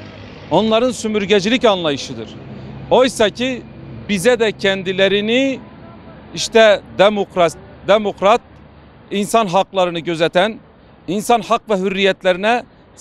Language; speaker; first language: Turkish; non-native, local second language; Kurdish